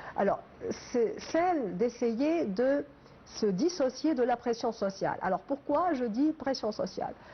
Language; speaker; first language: French; non-native, local second language; Arabic